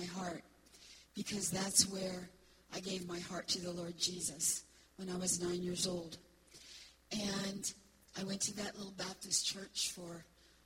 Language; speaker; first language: English; native; English